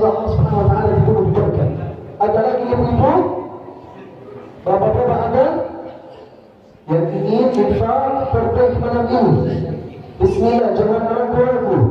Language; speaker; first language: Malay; non-native, fluent; Arabic